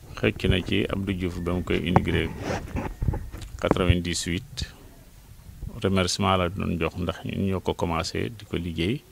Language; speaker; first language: Wolof; non-native, local second language; Mandingo